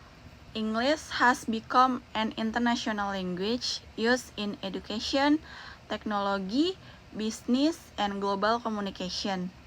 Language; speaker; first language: English; non-native, learner; Indonesian